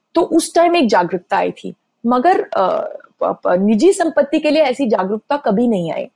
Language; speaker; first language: Hindi; native; Hindi